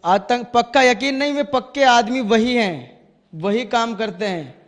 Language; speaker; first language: Hindi; native; Hindi